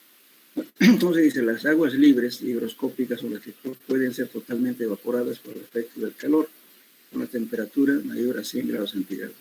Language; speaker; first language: Spanish; native; Spanish